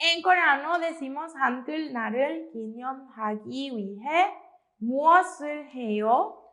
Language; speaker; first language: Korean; non-native, learner; Spanish